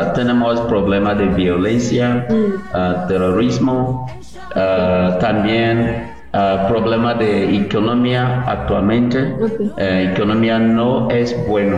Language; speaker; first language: Spanish; non-native, learner; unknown